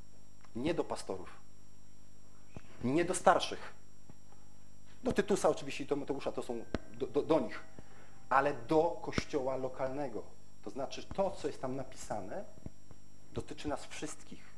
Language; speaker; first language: Polish; native; Polish